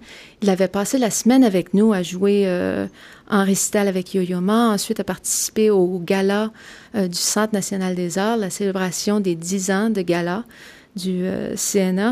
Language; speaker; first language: French; native; French